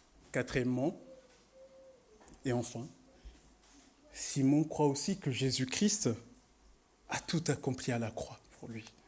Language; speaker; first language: French; native; French